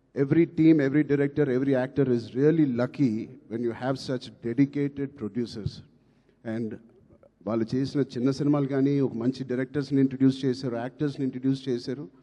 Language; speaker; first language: Telugu; native; Telugu